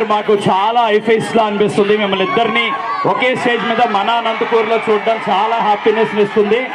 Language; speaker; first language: Telugu; native; Telugu